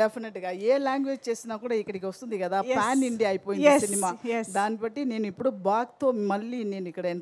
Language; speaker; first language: Telugu; non-native, local second language; Tamil